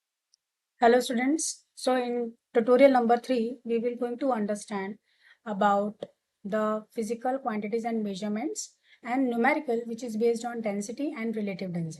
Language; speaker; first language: English; non-native, local second language; Hindi